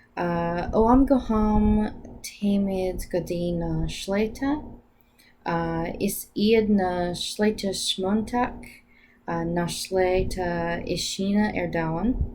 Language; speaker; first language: Irish; non-native, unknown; English